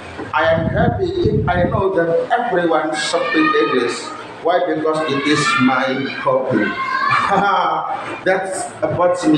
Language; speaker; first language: English; non-native, learner; Indonesian